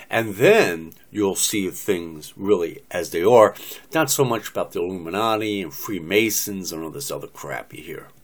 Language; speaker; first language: English; native; English